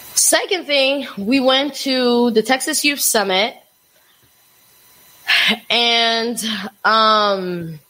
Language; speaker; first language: English; non-native, fluent; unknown